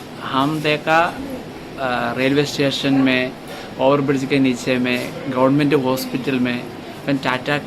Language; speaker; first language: Hindi; non-native, local second language; Malayalam